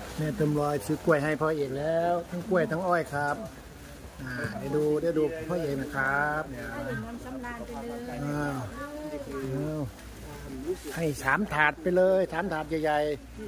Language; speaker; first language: Thai; native; Thai